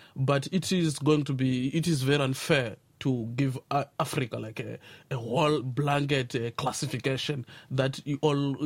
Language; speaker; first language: English; non-native, local second language; Tsonga